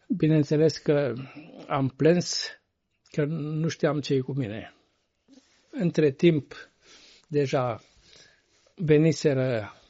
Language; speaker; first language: Romanian; non-native, local second language; Bulgarian